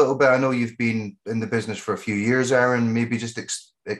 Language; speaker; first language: English; native; English